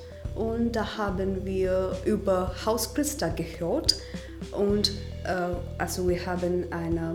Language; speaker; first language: German; non-native, learner; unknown